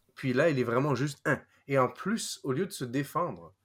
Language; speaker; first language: French; non-native, fluent; English